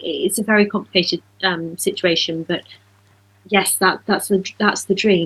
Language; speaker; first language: English; native; English